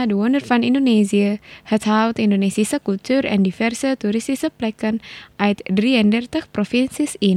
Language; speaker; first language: Dutch; non-native, learner; Indonesian